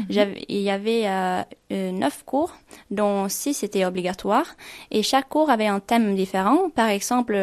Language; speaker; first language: French; non-native, fluent; Swedish